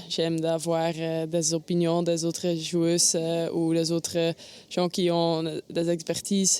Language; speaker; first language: French; non-native, learner; Dutch